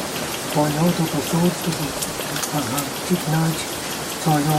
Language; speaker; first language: Spanish; non-native, local second language; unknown